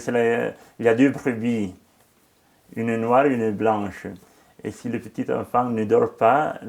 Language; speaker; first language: French; non-native, local second language; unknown